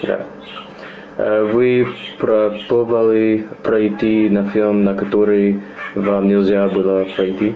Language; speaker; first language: Russian; non-native, learner; English